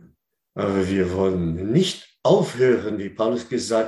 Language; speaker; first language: German; non-native, learner; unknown